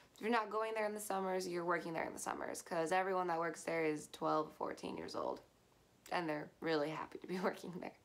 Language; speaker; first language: English; native; English